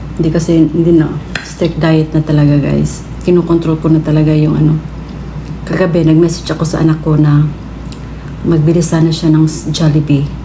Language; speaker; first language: Filipino; non-native, local second language; Cebuano